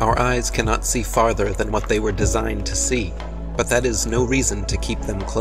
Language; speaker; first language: English; native; English